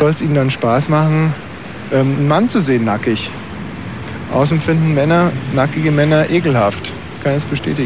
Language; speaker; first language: German; native; German